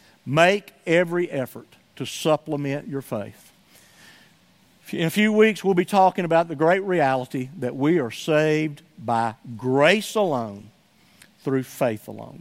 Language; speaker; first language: English; native; English